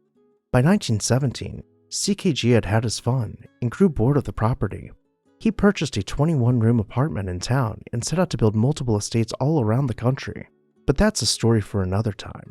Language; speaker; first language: English; native; English